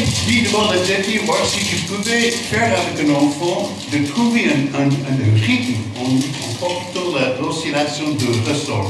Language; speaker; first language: French; non-native, fluent; English